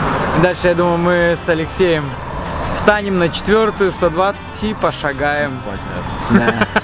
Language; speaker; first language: Russian; native; Russian